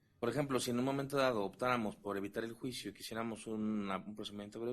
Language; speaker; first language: Spanish; native; Spanish